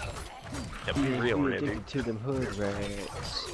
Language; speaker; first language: English; native; English